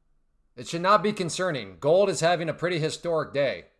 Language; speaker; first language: English; native; English